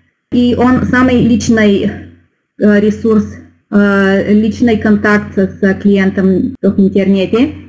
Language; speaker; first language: Russian; non-native, learner; Bulgarian